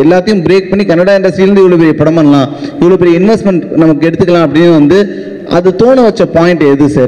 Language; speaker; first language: Tamil; native; Tamil